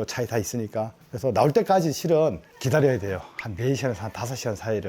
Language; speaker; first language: Korean; native; Korean